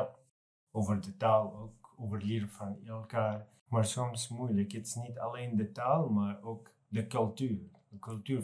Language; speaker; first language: Dutch; non-native, learner; Arabic